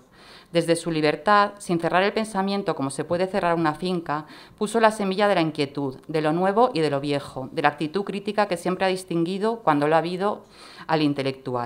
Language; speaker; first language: Spanish; native; Spanish